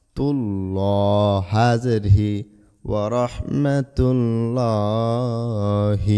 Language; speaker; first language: Arabic; non-native, learner; Bangla